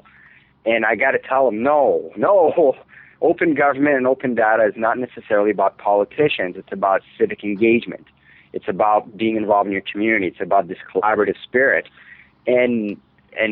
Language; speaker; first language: English; non-native, fluent; French